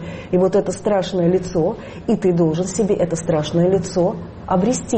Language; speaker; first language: Russian; native; Russian